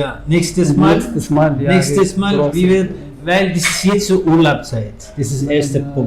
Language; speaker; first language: German; non-native, learner; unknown